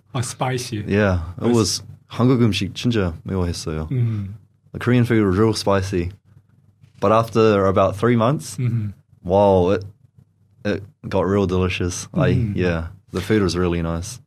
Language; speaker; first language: English; native; English